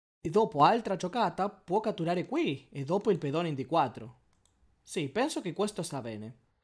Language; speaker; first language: Italian; non-native, learner; Spanish